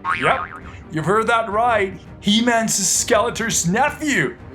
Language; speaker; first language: English; non-native, fluent; Spanish